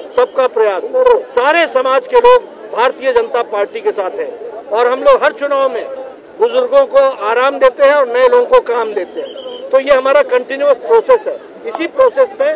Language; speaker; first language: Hindi; native; Hindi